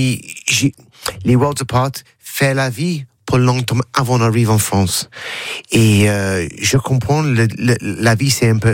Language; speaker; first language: French; non-native, learner; English